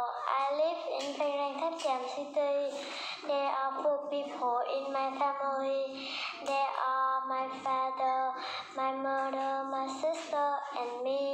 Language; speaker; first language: English; non-native, learner; Vietnamese